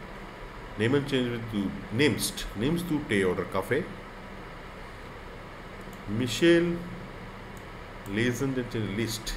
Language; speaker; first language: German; non-native, learner; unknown